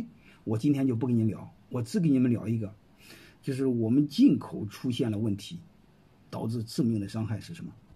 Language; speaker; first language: Chinese; native; Chinese